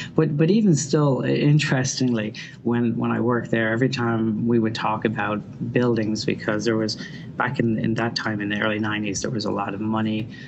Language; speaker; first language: English; native; English